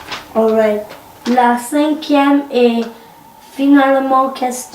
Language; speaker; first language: French; early bilingual, other home language; Arabic